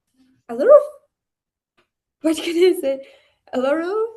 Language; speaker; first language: English; non-native, learner; Uzbek